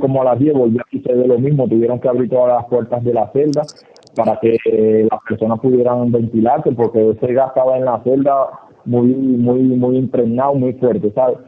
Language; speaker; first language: Spanish; native; Spanish